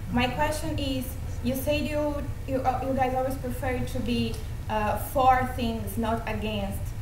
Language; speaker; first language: English; non-native, fluent; German